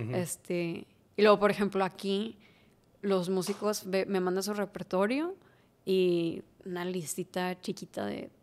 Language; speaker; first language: Spanish; native; Spanish